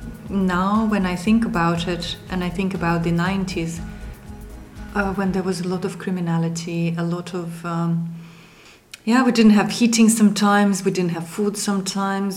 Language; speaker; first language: English; non-native, fluent; Russian